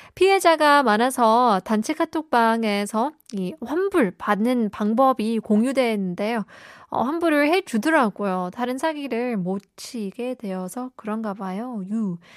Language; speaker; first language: Korean; native; Korean